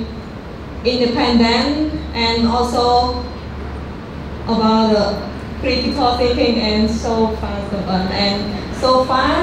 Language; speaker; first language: English; non-native, learner; Khmer